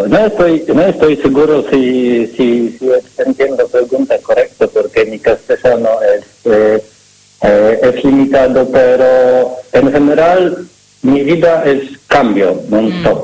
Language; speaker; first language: Spanish; non-native, learner; Polish